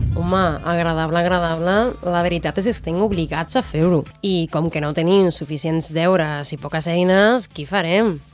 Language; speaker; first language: Catalan; non-native, learner; Spanish